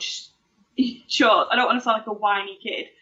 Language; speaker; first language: English; native; English